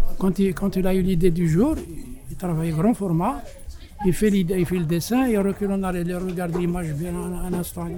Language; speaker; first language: French; non-native, local second language; Arabic